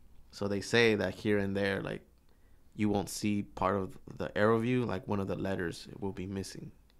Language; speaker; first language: English; early bilingual, other home language; Spanish